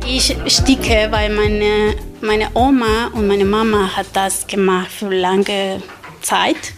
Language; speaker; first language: German; non-native, learner; Spanish